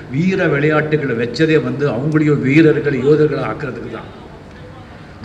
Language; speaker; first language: Tamil; non-native, fluent; Marathi